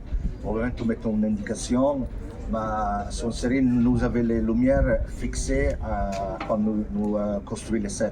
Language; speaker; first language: French; non-native, fluent; Italian